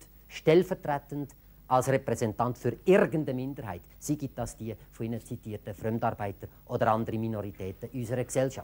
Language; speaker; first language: German; native; German